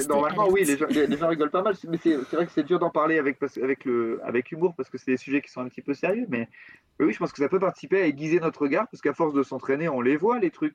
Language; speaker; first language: French; native; French